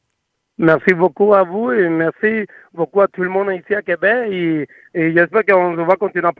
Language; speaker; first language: French; non-native, learner; Spanish